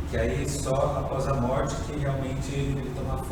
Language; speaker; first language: Portuguese; native; Portuguese